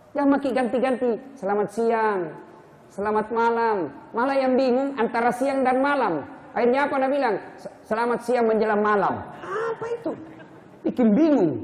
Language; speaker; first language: Indonesian; non-native, local second language; Buginese